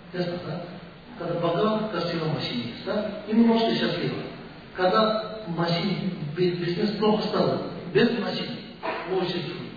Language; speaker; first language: Russian; non-native, learner; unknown